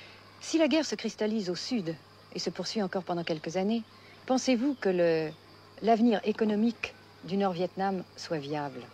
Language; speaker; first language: French; native; French